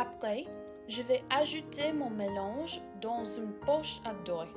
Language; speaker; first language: French; non-native, learner; English